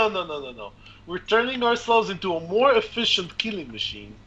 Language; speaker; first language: English; native; English